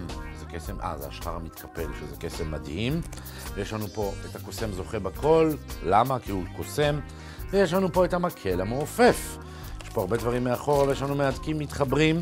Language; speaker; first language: Hebrew; native; Hebrew